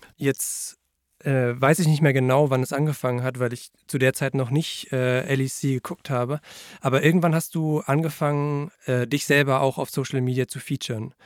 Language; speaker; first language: German; native; German